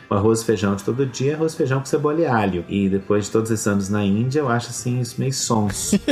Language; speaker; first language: Portuguese; native; Portuguese